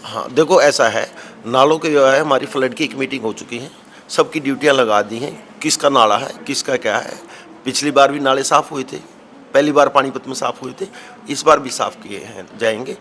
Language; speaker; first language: Hindi; native; Hindi